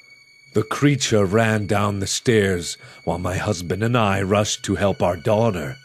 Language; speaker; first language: English; native; English